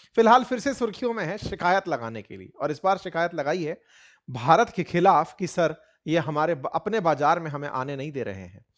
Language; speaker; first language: Hindi; native; Hindi